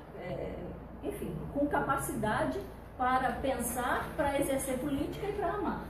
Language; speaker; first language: Portuguese; native; Portuguese